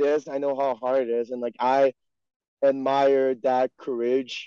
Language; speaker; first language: English; non-native, fluent; French